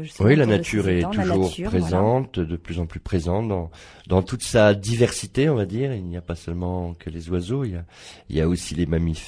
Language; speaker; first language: French; native; French